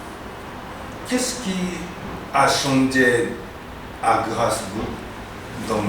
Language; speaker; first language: French; non-native, learner; Japanese